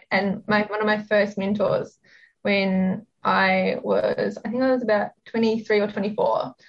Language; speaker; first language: English; native; English